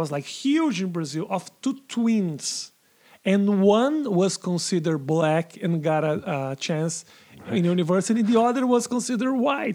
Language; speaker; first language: English; non-native, fluent; Portuguese